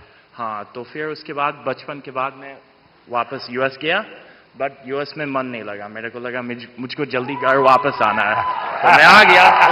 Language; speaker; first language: Hindi; non-native, fluent; English